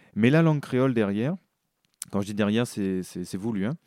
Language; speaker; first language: French; non-native, local second language; Réunion Creole French